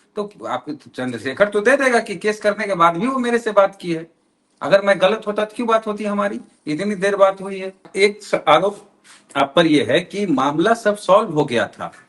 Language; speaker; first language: Hindi; native; Hindi